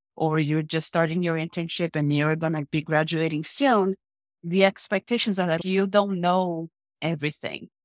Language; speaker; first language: English; non-native, fluent; Portuguese